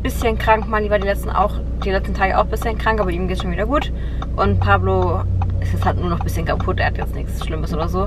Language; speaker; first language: German; native; German